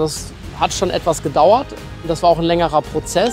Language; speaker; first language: German; native; German